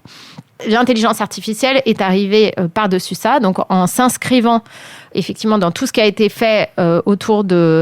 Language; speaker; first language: French; native; French